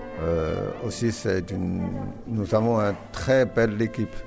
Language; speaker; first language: French; non-native, fluent; Chinese